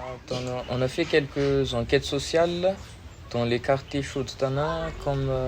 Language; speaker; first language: French; non-native, local second language; Malagasy